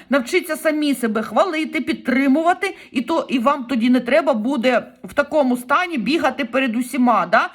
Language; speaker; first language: Ukrainian; non-native, local second language; Russian